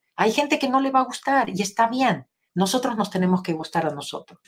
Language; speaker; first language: Spanish; native; Spanish